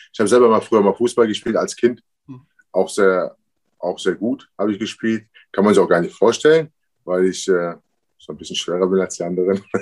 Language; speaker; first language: German; early bilingual, other home language; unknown